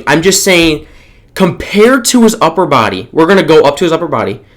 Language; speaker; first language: English; native; English